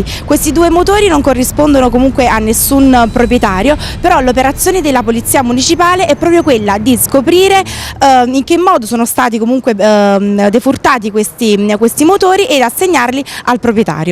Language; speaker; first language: Italian; native; Italian